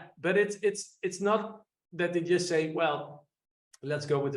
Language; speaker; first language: English; non-native, fluent; Dutch